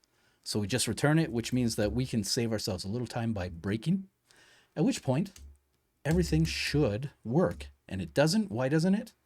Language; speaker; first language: English; native; English